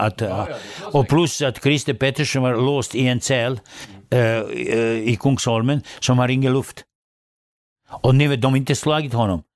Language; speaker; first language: Swedish; non-native, fluent; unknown